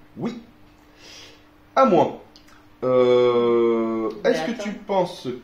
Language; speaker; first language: French; native; French